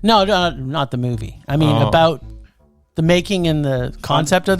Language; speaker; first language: English; native; English